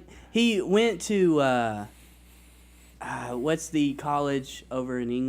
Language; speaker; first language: English; native; English